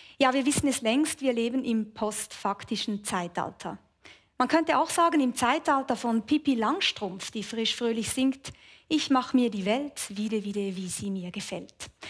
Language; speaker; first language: German; native; German